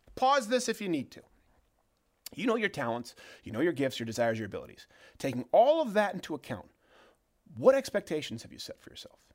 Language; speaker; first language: English; native; English